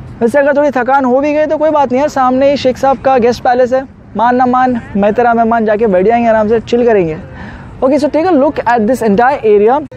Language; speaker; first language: Hindi; native; Hindi